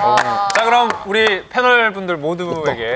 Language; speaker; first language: Korean; native; Korean